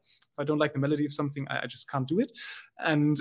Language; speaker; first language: English; non-native, fluent; German